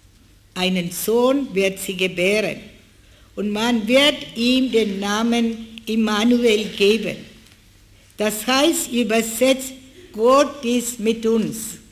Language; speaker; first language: German; non-native, fluent; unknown